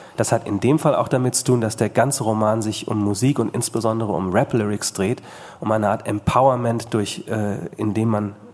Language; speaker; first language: German; native; German